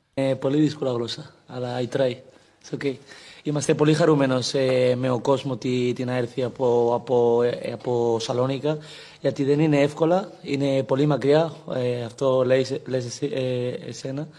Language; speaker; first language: Greek; non-native, learner; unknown